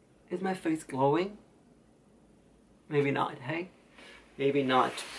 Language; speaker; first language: English; non-native, fluent; Italian